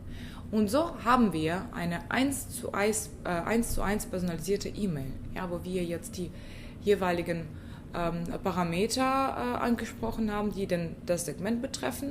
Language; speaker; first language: German; non-native, fluent; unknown